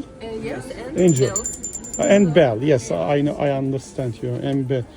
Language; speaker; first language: English; non-native, learner; Turkish